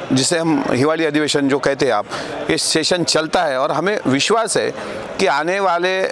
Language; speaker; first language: Hindi; non-native, local second language; Marathi